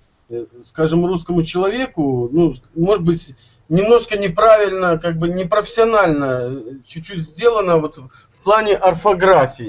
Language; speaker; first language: Russian; native; Russian